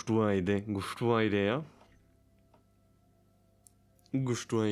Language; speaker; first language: Portuguese; non-native, learner; German